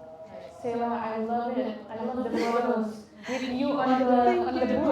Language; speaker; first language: English; non-native, fluent; Indonesian